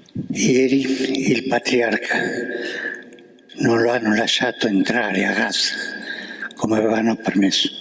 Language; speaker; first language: Italian; non-native, fluent; Spanish